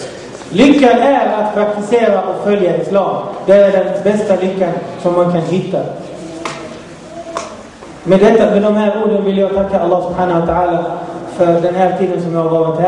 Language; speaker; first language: Swedish; non-native, fluent; Arabic